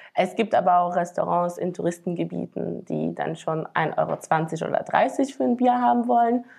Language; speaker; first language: German; non-native, fluent; Slovak